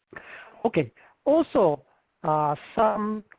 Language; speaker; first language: English; non-native, fluent; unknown